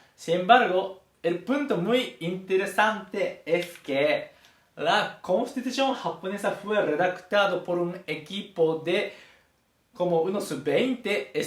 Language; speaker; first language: Spanish; non-native, fluent; Japanese